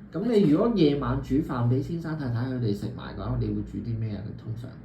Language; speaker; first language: Cantonese; native; Cantonese